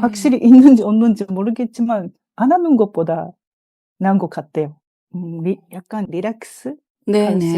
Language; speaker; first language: Korean; non-native, fluent; Japanese